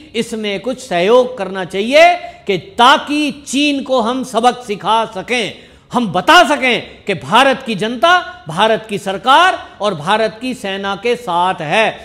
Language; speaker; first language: Hindi; native; Hindi